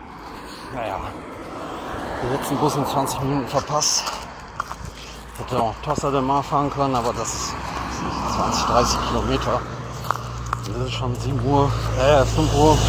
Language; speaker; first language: German; native; German